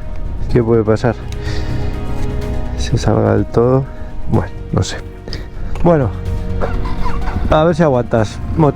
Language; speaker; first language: Spanish; native; Spanish